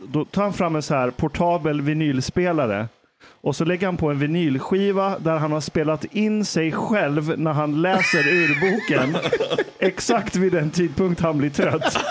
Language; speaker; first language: Swedish; early bilingual, other home language; Persian